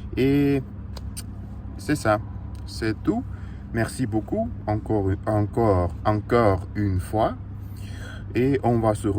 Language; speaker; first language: French; non-native, learner; Russian